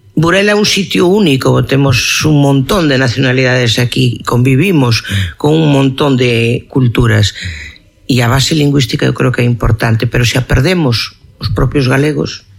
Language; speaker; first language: Galician; native; Galician